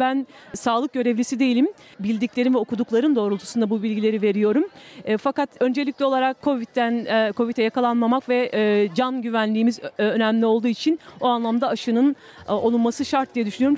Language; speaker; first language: Turkish; native; Turkish